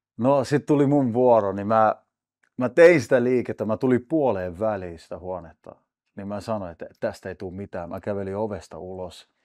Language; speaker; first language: Finnish; early bilingual, heritage; Finnish